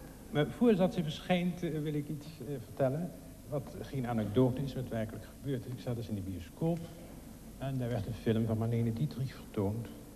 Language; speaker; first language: Dutch; native; Dutch